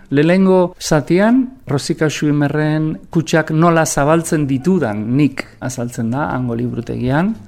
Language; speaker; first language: Basque; native; Basque